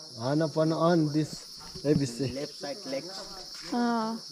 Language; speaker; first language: English; non-native, learner; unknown